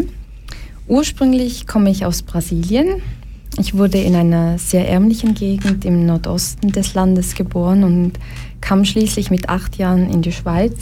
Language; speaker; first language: German; early bilingual, other home language; Portuguese